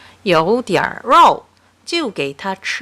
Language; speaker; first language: Chinese; non-native, fluent; Korean